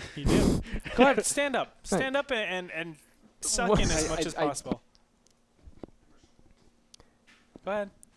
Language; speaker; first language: English; native; English